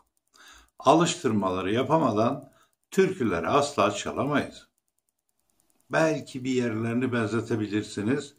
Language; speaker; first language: Turkish; native; Turkish